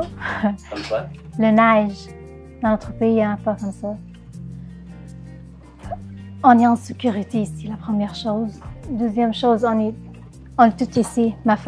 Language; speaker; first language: French; non-native, learner; Arabic